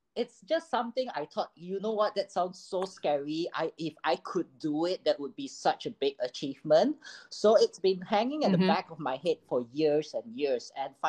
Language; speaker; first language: English; non-native, local second language; Chinese